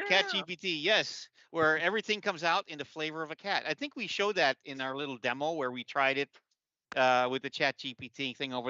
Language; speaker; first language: English; native; English